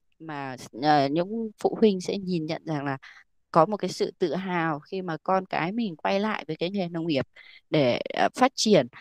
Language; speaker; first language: Vietnamese; native; Vietnamese